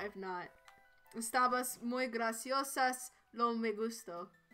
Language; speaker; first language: Spanish; non-native, learner; English